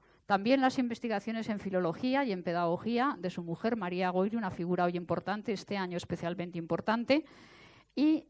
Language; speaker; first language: Spanish; native; Spanish